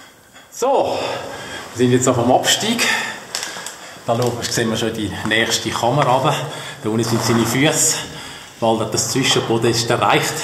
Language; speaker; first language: German; native; German